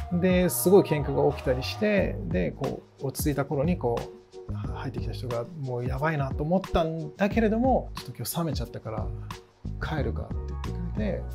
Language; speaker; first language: Japanese; early bilingual, other home language; English